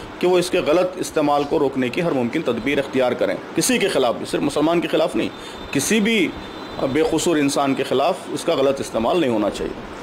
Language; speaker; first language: Urdu; native; Urdu